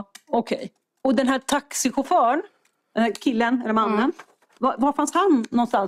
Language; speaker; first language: Swedish; native; Swedish